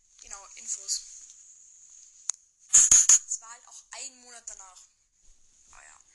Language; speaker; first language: German; native; German